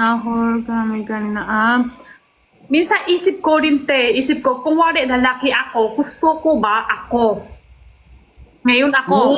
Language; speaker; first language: Filipino; non-native, local second language; Cebuano